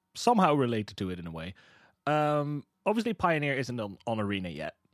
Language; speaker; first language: English; non-native, fluent; Hebrew